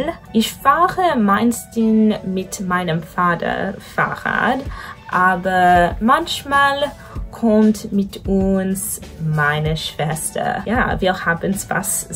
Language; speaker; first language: German; non-native, learner; English